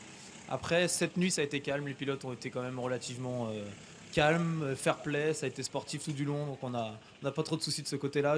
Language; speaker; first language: French; native; French